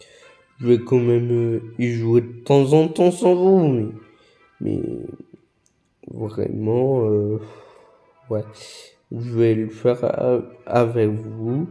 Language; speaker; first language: French; native; French